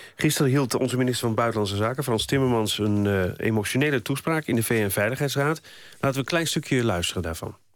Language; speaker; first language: Dutch; native; Dutch